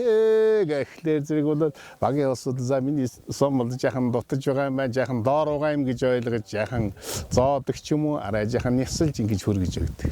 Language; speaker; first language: Mongolian; native; Mongolian